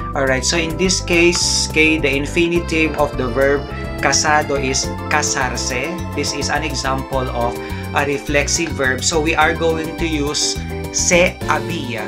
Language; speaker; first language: English; non-native, local second language; Filipino